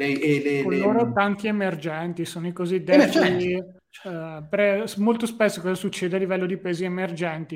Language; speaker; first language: Italian; native; Italian